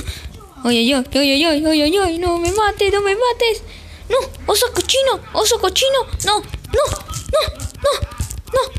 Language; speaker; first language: Spanish; native; Spanish